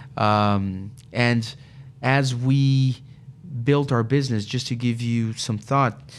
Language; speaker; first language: English; non-native, fluent; Portuguese